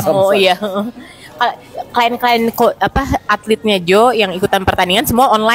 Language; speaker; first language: Indonesian; native; Indonesian